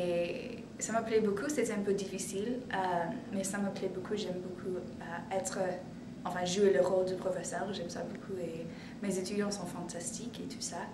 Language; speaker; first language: French; non-native, fluent; English